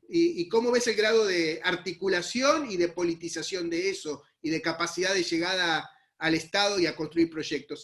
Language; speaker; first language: Spanish; native; Spanish